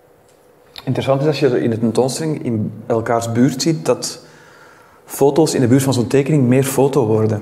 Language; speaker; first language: Dutch; native; Dutch